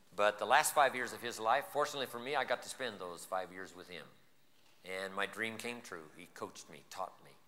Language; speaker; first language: English; native; English